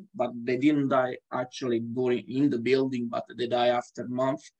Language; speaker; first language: English; non-native, fluent; Italian